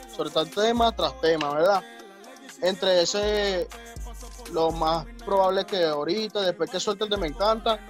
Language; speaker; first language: Spanish; native; Spanish